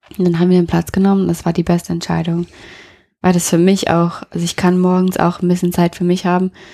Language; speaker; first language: German; non-native, fluent; English